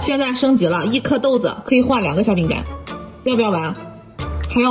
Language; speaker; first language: Chinese; native; Chinese